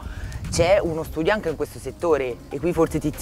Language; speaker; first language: Italian; native; Italian